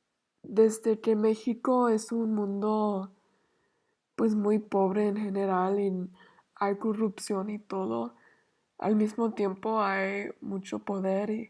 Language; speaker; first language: Spanish; non-native, learner; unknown